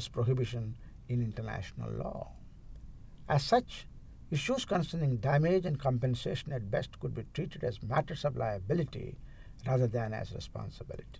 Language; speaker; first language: English; non-native, local second language; Telugu